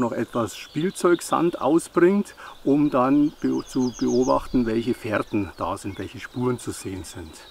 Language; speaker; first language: German; native; German